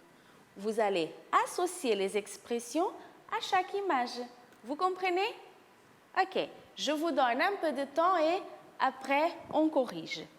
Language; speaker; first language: French; non-native, fluent; Portuguese